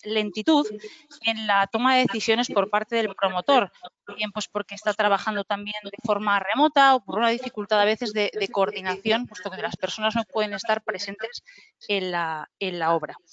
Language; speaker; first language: Spanish; native; Spanish